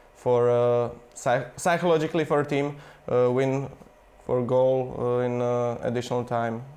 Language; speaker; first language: English; non-native, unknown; Slovak